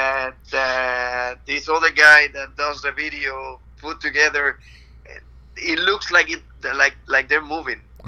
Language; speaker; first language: English; non-native, fluent; Spanish